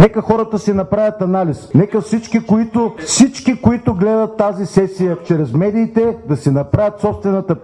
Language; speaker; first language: Bulgarian; native; Bulgarian